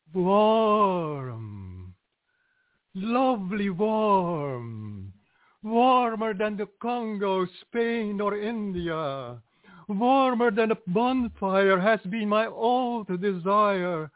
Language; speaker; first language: English; non-native, fluent; Dutch